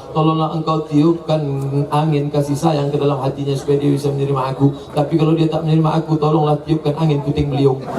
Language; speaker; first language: Indonesian; native; Indonesian